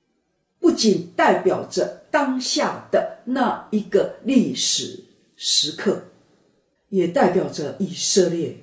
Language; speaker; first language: Chinese; native; Chinese